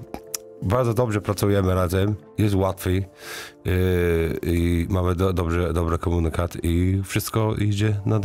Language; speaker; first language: Polish; non-native, learner; English